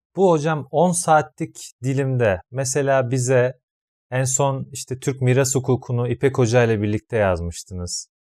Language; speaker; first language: Turkish; native; Turkish